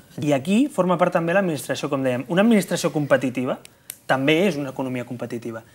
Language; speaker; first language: Catalan; non-native, local second language; Spanish